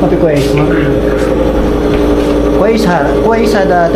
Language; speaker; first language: Arabic; non-native, learner; Filipino